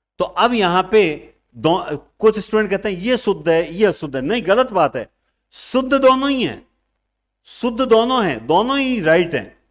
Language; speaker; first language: Hindi; native; Hindi